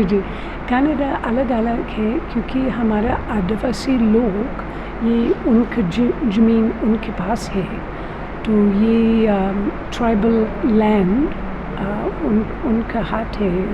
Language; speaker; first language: Hindi; non-native, learner; English